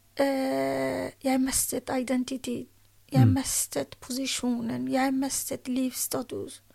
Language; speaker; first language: Norwegian; non-native, learner; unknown